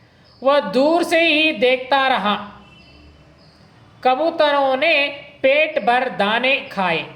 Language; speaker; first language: Hindi; non-native, local second language; Kannada